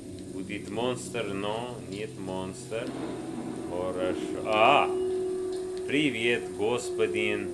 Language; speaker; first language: Russian; non-native, learner; English